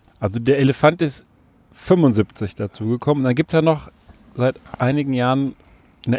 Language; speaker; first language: German; native; German